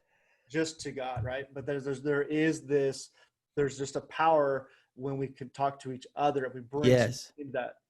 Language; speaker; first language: English; native; English